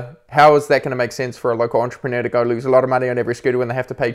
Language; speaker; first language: English; native; English